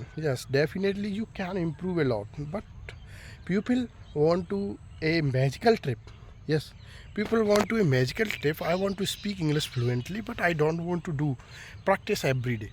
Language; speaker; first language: English; non-native, local second language; Hindi